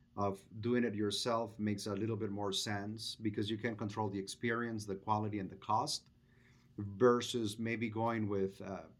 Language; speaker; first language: English; non-native, fluent; Spanish